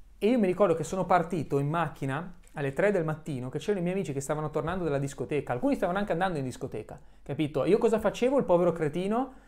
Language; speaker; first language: Italian; native; Italian